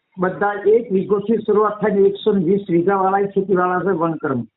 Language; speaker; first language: Gujarati; native; Gujarati